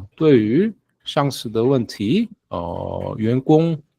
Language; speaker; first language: Chinese; non-native, fluent; Korean